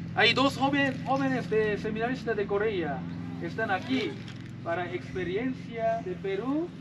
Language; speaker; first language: Spanish; non-native, learner; Korean